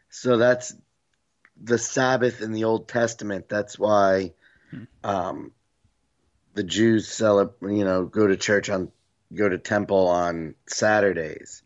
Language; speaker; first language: English; native; English